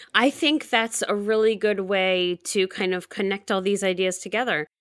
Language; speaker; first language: English; native; English